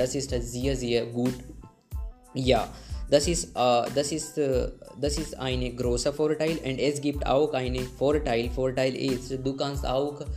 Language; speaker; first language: German; non-native, learner; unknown